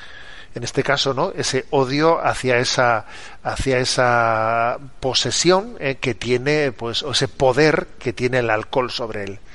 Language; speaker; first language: Spanish; native; Spanish